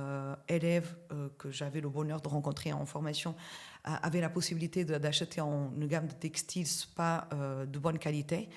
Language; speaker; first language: French; native; French